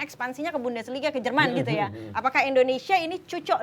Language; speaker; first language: Indonesian; native; Indonesian